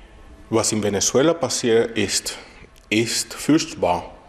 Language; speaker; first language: German; non-native, learner; Spanish